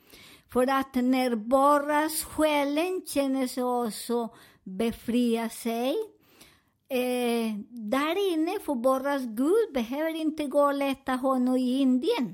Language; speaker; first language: Swedish; non-native, learner; Spanish